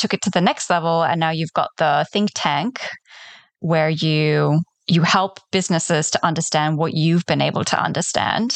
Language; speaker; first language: English; non-native, fluent; Polish